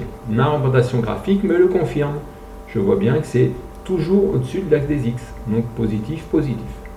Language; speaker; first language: French; native; French